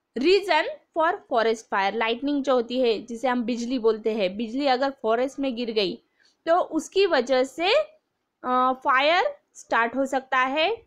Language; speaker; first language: Hindi; non-native, local second language; Marathi